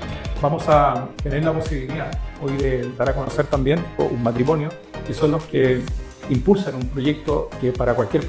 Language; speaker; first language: Spanish; native; Spanish